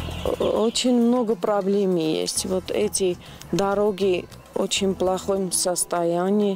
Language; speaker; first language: Russian; non-native, local second language; Armenian